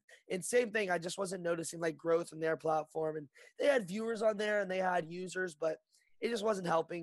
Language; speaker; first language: English; native; English